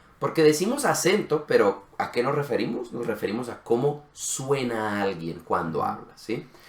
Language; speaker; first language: Spanish; native; Spanish